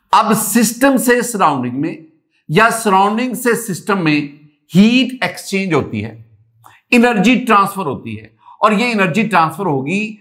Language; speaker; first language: Urdu; non-native, local second language; Punjabi